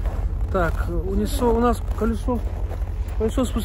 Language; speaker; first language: Russian; native; Russian